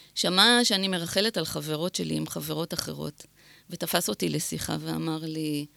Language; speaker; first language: Hebrew; native; Hebrew